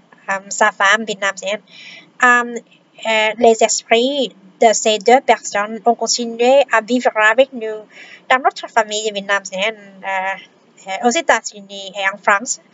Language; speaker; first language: French; non-native, fluent; Vietnamese